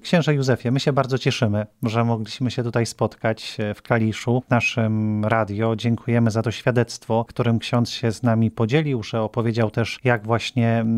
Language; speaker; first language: Polish; native; Polish